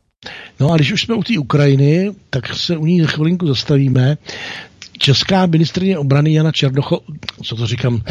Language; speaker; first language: Czech; native; Czech